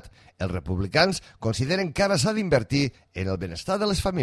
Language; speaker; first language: Catalan; native; Catalan